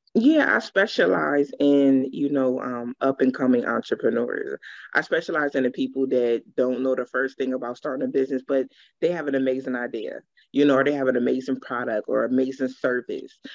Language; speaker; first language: English; native; English